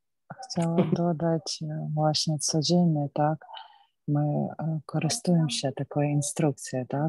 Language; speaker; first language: Polish; non-native, learner; Ukrainian